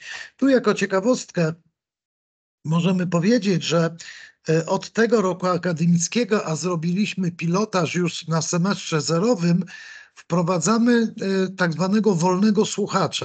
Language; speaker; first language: Polish; native; Polish